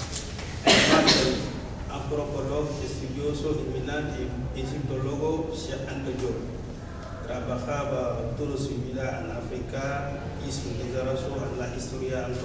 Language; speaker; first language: Spanish; non-native, learner; Wolof